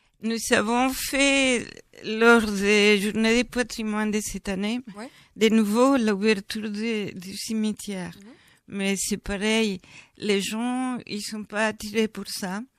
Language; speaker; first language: French; non-native, fluent; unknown